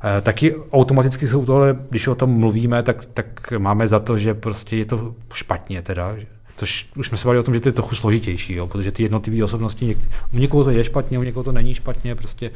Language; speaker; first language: Czech; native; Czech